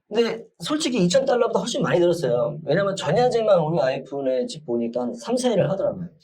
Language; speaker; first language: Korean; native; Korean